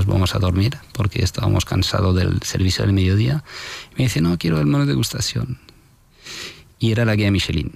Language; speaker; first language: Spanish; non-native, fluent; French